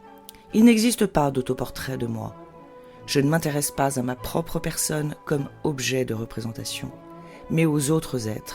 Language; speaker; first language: French; native; French